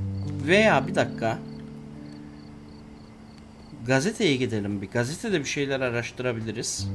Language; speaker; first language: Turkish; native; Turkish